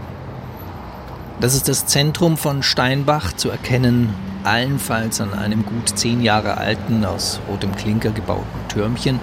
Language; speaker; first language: German; native; German